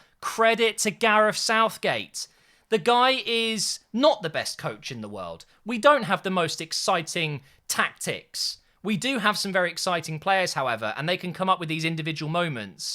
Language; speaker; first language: English; native; English